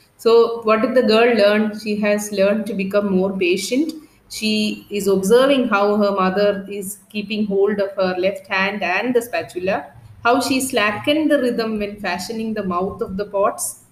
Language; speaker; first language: English; non-native, local second language; Malayalam